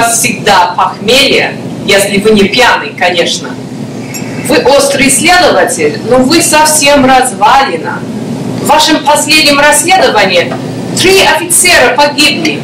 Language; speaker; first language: Russian; non-native, learner; English